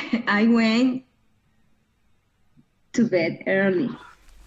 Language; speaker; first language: English; non-native, learner; Spanish